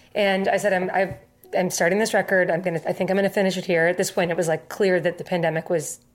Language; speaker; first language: English; native; English